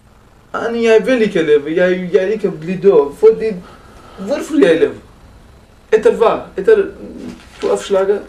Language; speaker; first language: Norwegian; non-native, learner; Kurdish